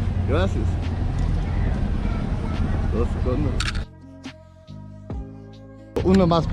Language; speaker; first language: Spanish; non-native, learner; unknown